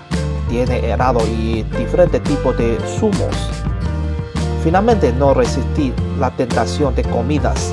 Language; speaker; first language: Spanish; non-native, learner; Chinese